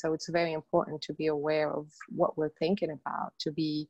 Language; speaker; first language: English; non-native, fluent; Arabic